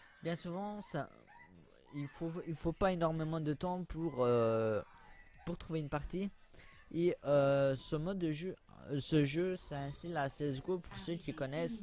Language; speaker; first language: French; native; French